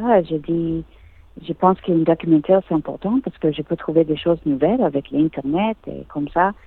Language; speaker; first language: French; non-native, learner; English